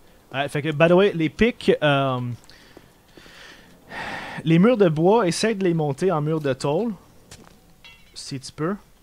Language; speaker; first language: French; early bilingual, heritage; French